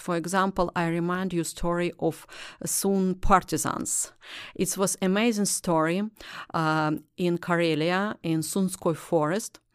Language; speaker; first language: English; non-native, learner; Russian